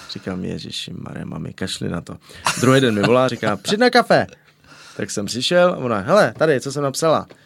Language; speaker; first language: Czech; native; Czech